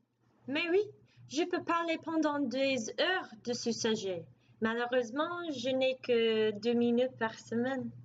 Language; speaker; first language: French; non-native, learner; English